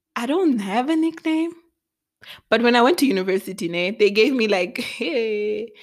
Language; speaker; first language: English; non-native, local second language; Venda